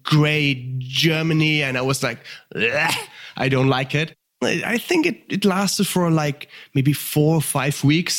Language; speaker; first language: English; non-native, fluent; German